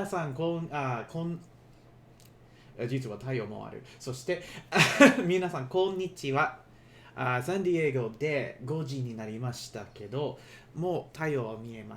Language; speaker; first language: Japanese; non-native, learner; English